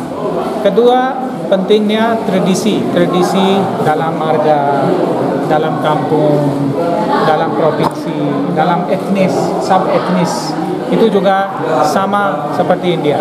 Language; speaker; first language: Indonesian; non-native, fluent; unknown